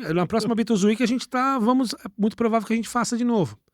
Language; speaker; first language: Portuguese; native; Portuguese